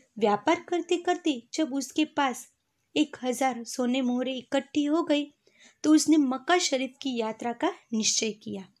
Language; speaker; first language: Hindi; non-native, local second language; Gujarati